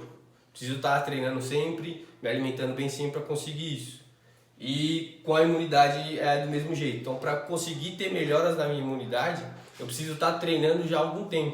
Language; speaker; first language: Portuguese; native; Portuguese